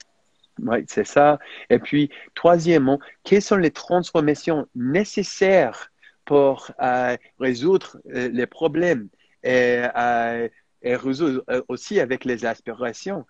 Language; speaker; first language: French; non-native, fluent; English